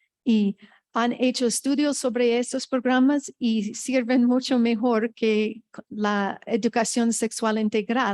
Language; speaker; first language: Spanish; non-native, fluent; English